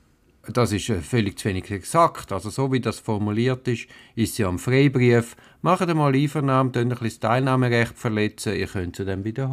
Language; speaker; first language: German; native; German